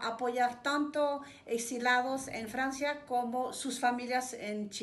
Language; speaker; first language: Spanish; non-native, fluent; French